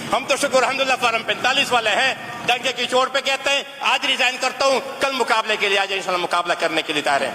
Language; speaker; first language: Urdu; non-native, local second language; Pashto